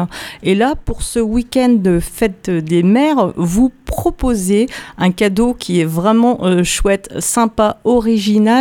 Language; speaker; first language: French; native; French